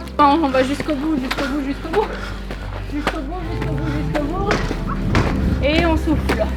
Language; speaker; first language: French; native; French